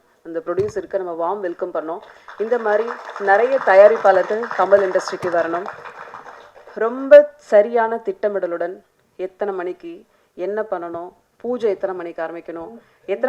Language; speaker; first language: Tamil; native; Tamil